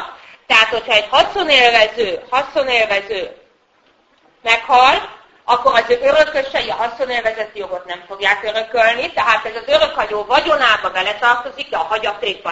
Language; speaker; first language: Hungarian; native; Hungarian